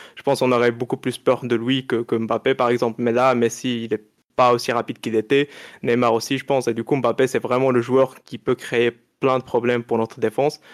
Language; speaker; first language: French; non-native, local second language; Arabic